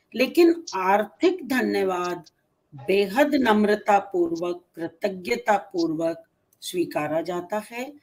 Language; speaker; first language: Hindi; native; Hindi